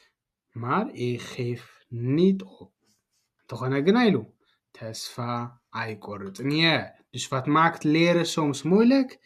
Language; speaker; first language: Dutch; non-native, learner; Tigrinya